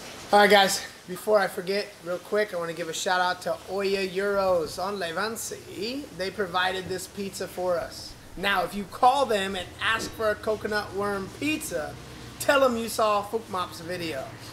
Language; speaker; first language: English; native; English